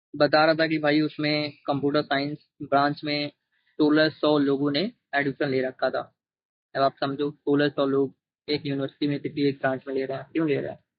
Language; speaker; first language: Hindi; native; Hindi